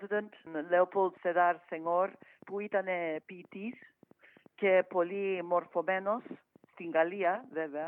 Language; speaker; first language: Greek; non-native, fluent; English